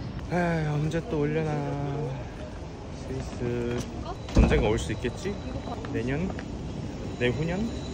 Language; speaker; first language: Korean; early bilingual, heritage; Korean